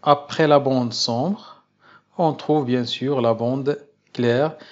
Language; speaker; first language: French; non-native, local second language; Arabic